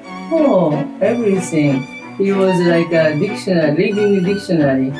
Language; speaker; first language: English; non-native, fluent; Japanese